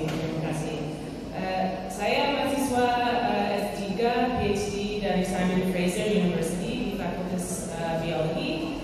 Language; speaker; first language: Indonesian; non-native, fluent; English